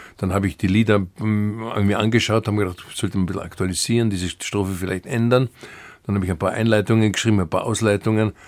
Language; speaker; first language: German; native; German